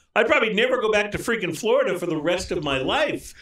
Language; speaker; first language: English; native; English